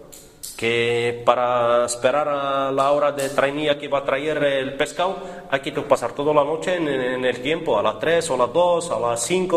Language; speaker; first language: Spanish; non-native, learner; Arabic